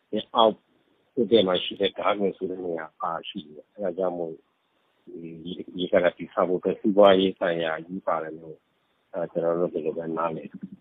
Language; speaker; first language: Burmese; non-native, local second language; S'gaw Karen